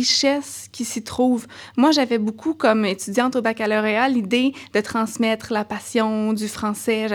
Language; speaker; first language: French; native; French